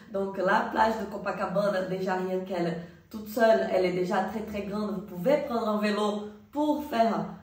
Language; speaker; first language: French; non-native, fluent; Portuguese